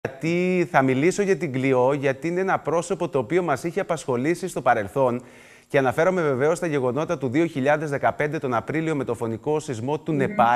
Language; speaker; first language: Greek; native; Greek